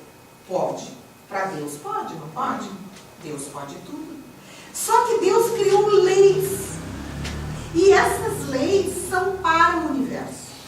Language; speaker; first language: Portuguese; native; Portuguese